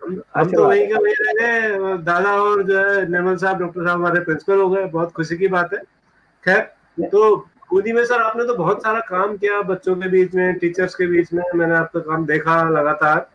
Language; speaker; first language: Hindi; native; Hindi